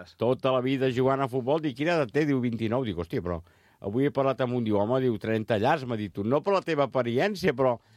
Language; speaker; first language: Catalan; native; Catalan